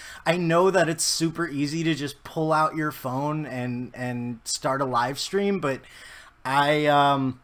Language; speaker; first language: English; native; English